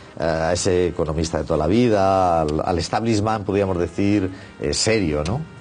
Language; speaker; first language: Spanish; native; Spanish